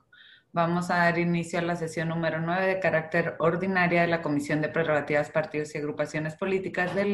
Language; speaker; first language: Spanish; native; Spanish